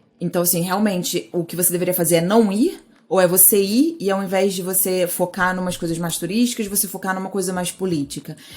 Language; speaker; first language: Portuguese; native; Portuguese